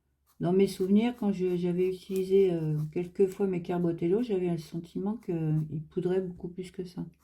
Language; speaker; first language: French; native; French